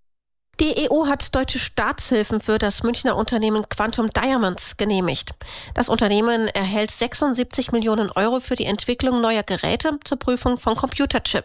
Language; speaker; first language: German; native; German